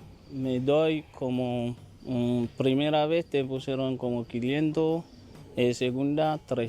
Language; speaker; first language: Spanish; non-native, learner; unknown